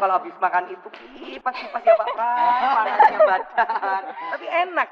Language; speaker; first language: Indonesian; native; Indonesian